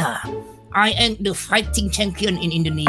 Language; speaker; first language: English; non-native, learner; Indonesian